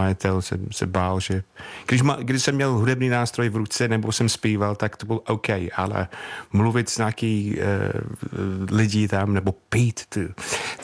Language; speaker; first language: Czech; non-native, fluent; English